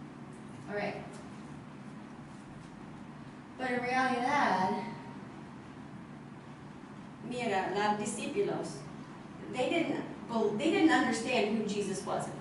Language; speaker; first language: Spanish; non-native, learner; English